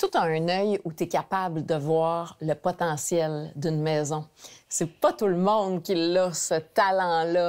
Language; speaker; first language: French; native; French